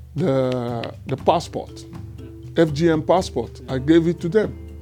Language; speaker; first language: English; non-native, local second language; Ewe